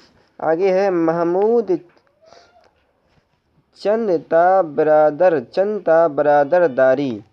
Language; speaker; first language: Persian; non-native, fluent; Urdu